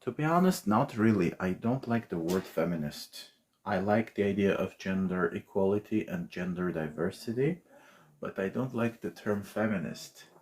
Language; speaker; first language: English; non-native, fluent; Armenian